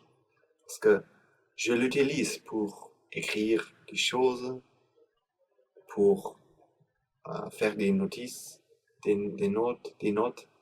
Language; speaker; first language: French; non-native, learner; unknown